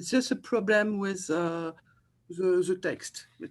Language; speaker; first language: English; non-native, fluent; French